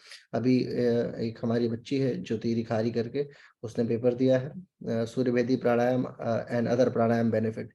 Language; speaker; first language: Hindi; native; Hindi